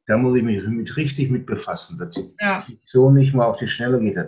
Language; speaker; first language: German; native; German